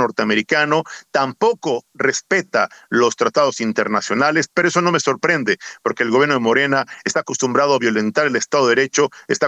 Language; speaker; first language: Spanish; native; Spanish